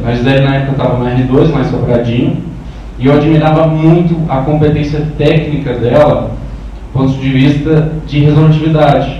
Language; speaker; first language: Portuguese; native; Portuguese